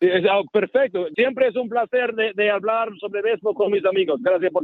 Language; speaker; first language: Spanish; non-native, learner; English